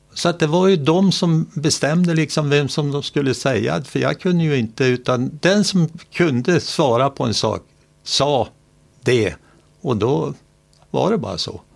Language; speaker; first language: Swedish; native; Swedish